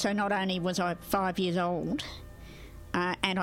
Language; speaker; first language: English; native; English